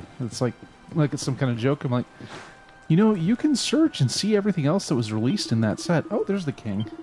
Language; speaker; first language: English; native; English